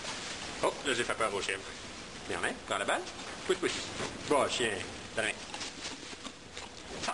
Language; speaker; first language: French; native; French